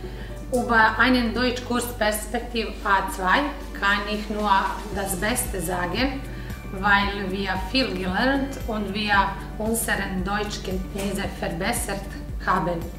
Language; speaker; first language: German; non-native, learner; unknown